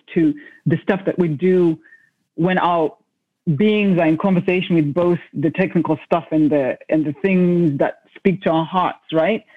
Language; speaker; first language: English; non-native, local second language; Shona